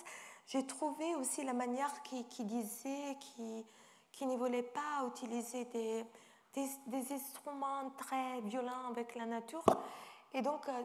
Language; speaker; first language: French; non-native, fluent; Italian